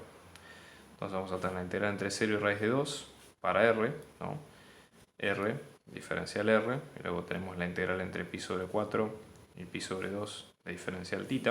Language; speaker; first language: Spanish; native; Spanish